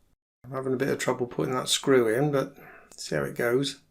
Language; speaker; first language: English; native; English